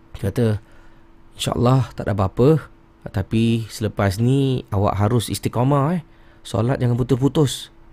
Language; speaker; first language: Malay; native; Malay